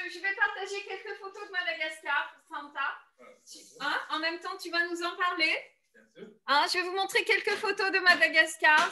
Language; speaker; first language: French; non-native, fluent; Turkish